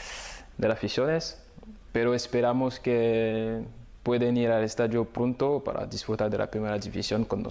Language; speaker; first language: Spanish; non-native, fluent; French